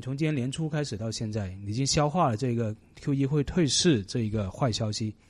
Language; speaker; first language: Chinese; non-native, local second language; Cantonese